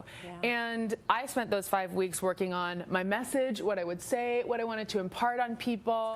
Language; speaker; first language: English; native; English